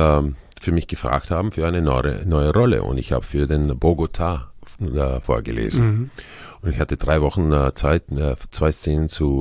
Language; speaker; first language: German; non-native, fluent; Croatian